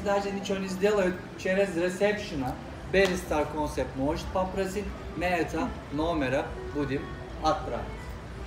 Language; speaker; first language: Russian; non-native, learner; Turkish